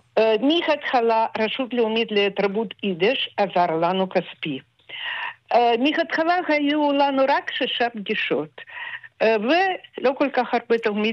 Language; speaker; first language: Hebrew; non-native, fluent; Russian